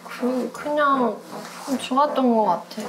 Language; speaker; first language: Korean; non-native, fluent; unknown